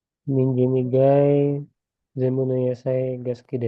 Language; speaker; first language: Japanese; non-native, learner; Indonesian